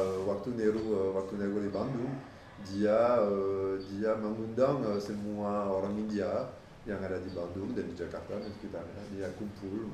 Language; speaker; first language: Indonesian; non-native, fluent; French